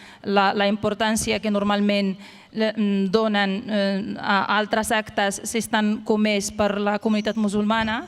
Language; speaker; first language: Catalan; non-native, fluent; Arabic